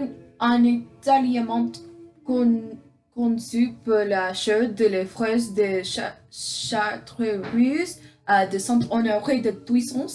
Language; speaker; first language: French; non-native, learner; English